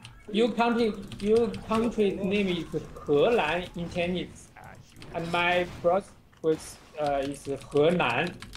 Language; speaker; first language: English; non-native, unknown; Chinese